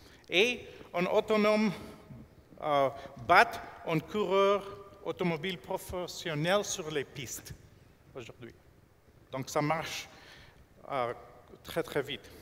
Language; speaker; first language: French; non-native, fluent; English